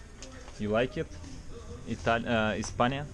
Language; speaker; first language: English; non-native, learner; Russian